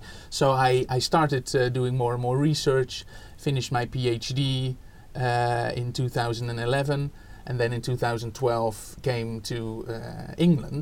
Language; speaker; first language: English; non-native, fluent; Dutch